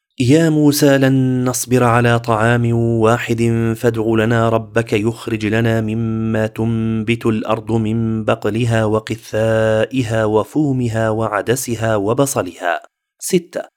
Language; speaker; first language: Arabic; native; Arabic